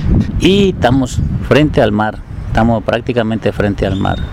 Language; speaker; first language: Spanish; native; Spanish